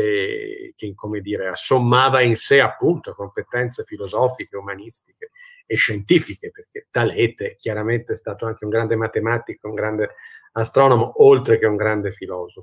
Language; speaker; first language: Italian; native; Italian